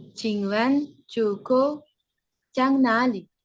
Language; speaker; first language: Chinese; non-native, learner; Indonesian